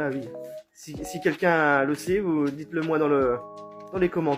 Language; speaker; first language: French; native; French